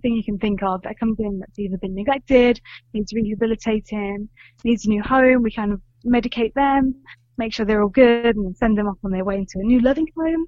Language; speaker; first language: English; native; English